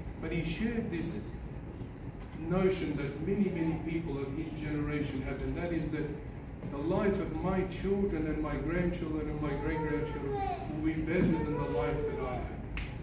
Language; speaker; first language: English; early bilingual, other home language; Russian